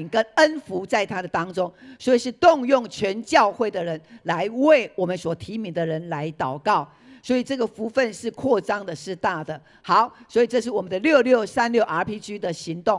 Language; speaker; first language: Chinese; native; Chinese